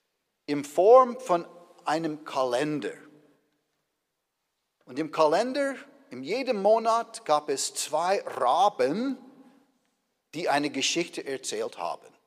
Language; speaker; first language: German; non-native, fluent; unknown